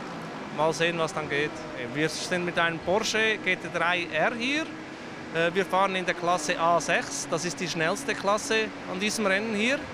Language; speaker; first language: German; native; German